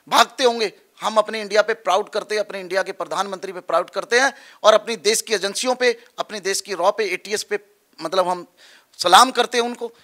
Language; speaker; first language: Hindi; native; Hindi